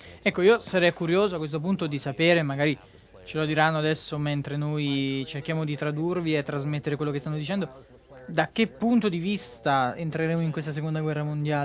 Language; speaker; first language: Italian; native; Italian